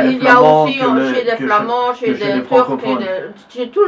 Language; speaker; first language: French; non-native, local second language; Dutch